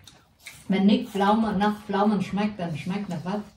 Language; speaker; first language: German; non-native, learner; Vietnamese